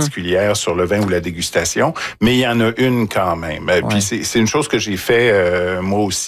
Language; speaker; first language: French; native; French